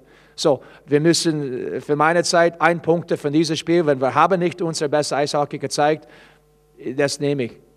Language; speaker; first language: German; non-native, fluent; English